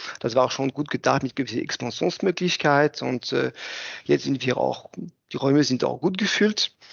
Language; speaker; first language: German; non-native, fluent; French